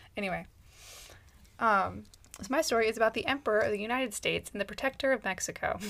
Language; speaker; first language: English; native; English